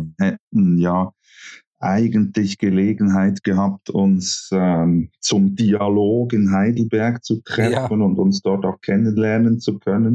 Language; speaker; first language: German; native; German